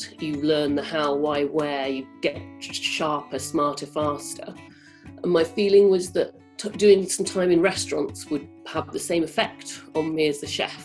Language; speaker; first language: English; native; English